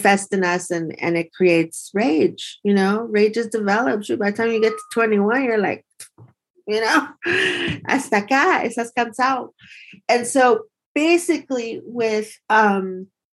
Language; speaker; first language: English; early bilingual, other home language; Spanish